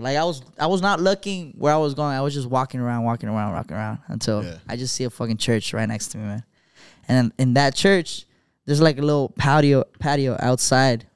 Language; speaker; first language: English; early bilingual, other home language; Spanish